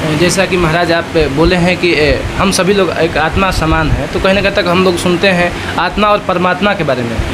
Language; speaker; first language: Hindi; native; Hindi